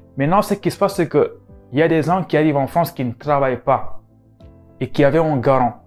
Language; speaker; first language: French; non-native, local second language; Wolof